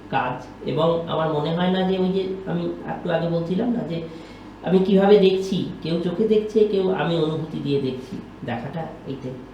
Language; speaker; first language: Bangla; native; Bangla